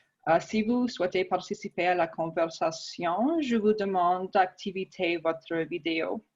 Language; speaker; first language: French; non-native, fluent; English